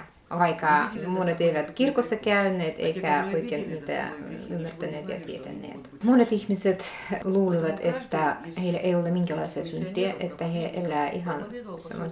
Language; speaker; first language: Finnish; non-native, fluent; Russian